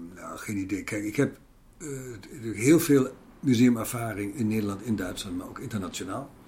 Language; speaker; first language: Dutch; non-native, fluent; German